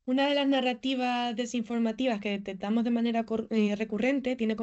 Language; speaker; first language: Spanish; native; Spanish